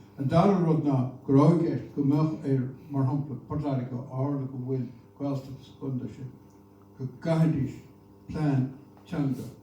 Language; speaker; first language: Irish; native; Irish